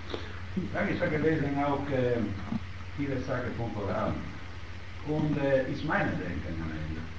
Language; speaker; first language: German; non-native, learner; Italian